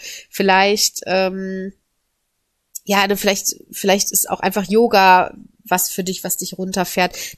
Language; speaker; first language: German; native; German